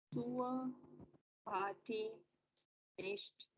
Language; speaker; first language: German; non-native, learner; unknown